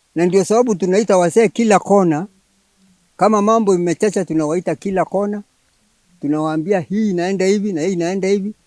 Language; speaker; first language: Swahili; non-native, local second language; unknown